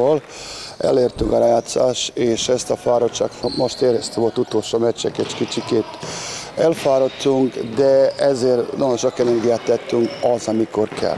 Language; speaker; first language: Hungarian; non-native, learner; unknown